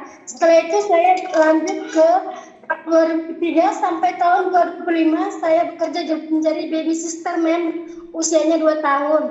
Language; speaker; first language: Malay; non-native, fluent; Indonesian